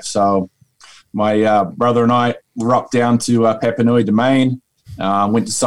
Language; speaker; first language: English; native; English